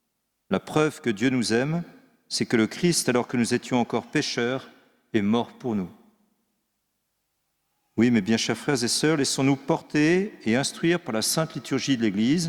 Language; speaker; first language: French; native; French